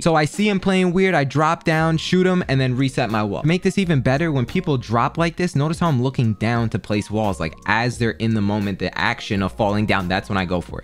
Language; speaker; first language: English; native; English